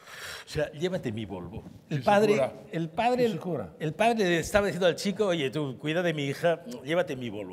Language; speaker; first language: Spanish; native; Spanish